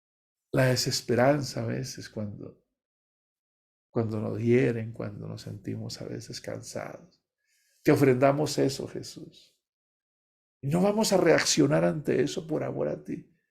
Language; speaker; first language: Spanish; native; Spanish